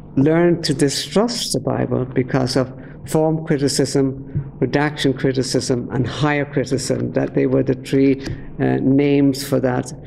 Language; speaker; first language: English; native; English